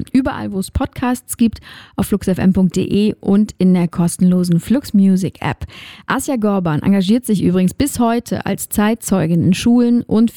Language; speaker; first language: German; native; German